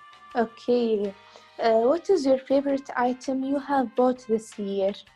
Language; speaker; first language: English; non-native, learner; Arabic